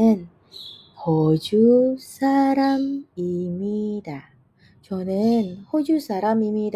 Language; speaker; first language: Korean; non-native, fluent; Indonesian